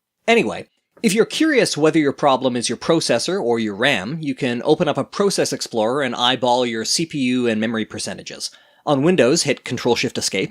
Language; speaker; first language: English; native; English